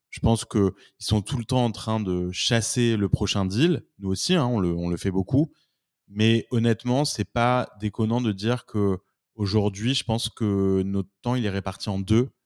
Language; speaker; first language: French; native; French